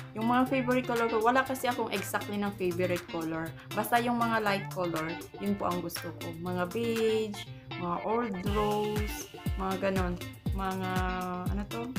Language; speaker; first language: Filipino; non-native, local second language; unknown